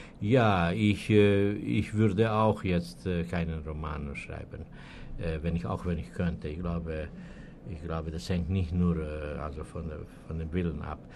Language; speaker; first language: German; non-native, fluent; Serbian